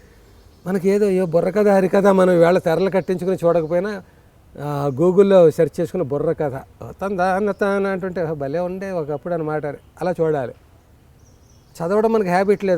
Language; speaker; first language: Telugu; native; Telugu